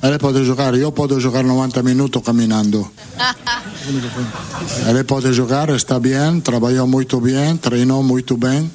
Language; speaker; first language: Portuguese; non-native, fluent; Italian